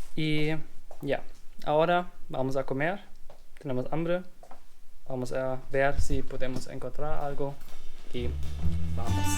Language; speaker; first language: Spanish; non-native, learner; German